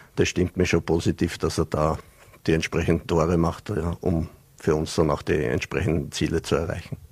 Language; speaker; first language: German; native; German